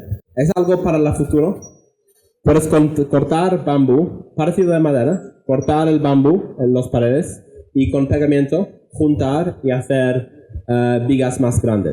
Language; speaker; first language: Spanish; non-native, fluent; English